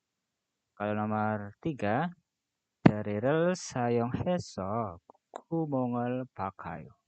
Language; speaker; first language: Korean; non-native, fluent; Indonesian